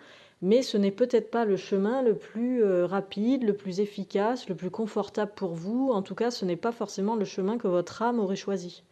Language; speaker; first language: French; native; French